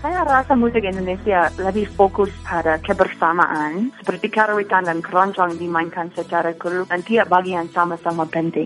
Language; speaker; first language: Indonesian; non-native, fluent; English